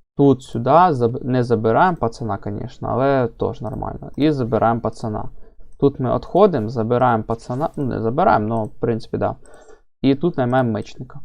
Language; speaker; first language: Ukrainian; non-native, local second language; Russian